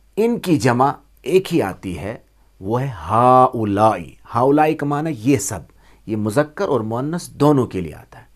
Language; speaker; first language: Urdu; native; Urdu